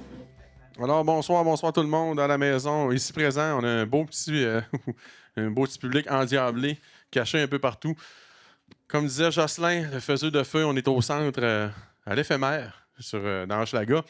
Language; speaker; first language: French; native; French